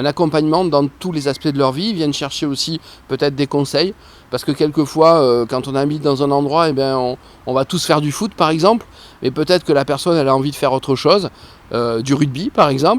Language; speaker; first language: French; native; French